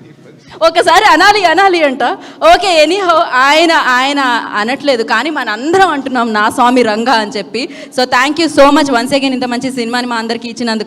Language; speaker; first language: Telugu; native; Telugu